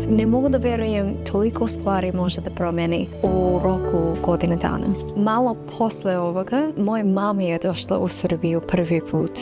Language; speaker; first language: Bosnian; non-native, fluent; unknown